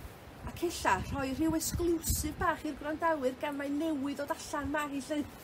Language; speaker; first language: Welsh; native; Welsh